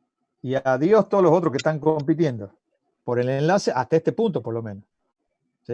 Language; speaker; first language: Spanish; native; Spanish